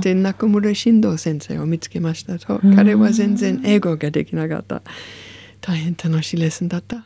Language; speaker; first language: Japanese; non-native, learner; English